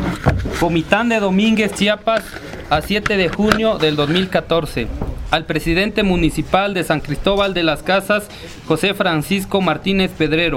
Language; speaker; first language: Spanish; native; Spanish